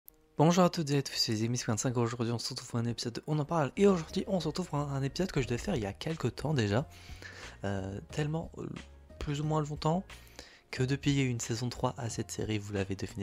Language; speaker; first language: French; native; French